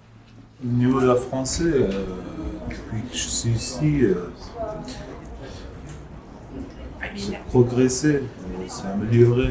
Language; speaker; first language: French; non-native, learner; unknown